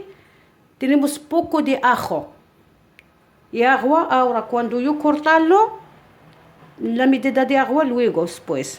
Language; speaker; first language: Spanish; non-native, learner; Arabic